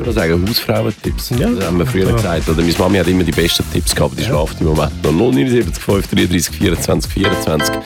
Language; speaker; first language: German; native; German